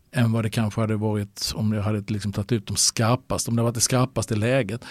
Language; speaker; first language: Swedish; native; Swedish